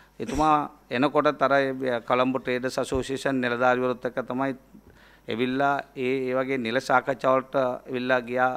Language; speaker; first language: Sinhala; non-native, local second language; Tamil